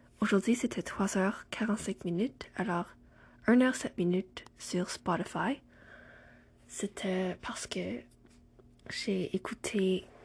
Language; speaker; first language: French; non-native, learner; English